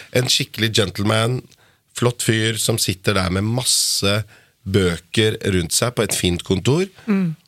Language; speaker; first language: Norwegian; early bilingual, other home language; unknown